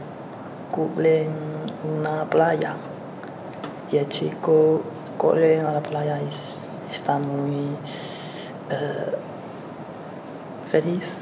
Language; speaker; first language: Spanish; non-native, learner; Chinese